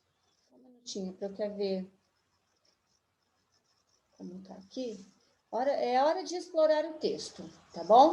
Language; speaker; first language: Portuguese; native; Portuguese